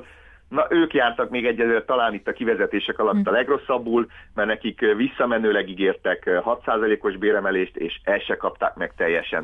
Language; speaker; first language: Hungarian; native; Hungarian